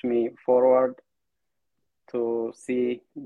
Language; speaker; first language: English; non-native, fluent; Amharic